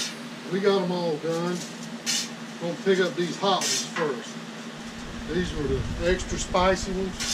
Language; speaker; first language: English; native; English